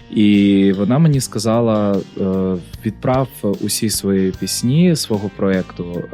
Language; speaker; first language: Ukrainian; native; Ukrainian